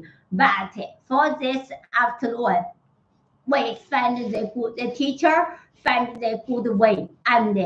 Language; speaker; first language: English; non-native, learner; Chinese